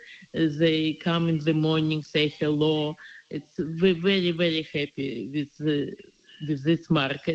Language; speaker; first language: English; non-native, learner; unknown